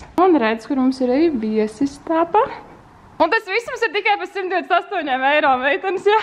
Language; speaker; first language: Latvian; native; Latvian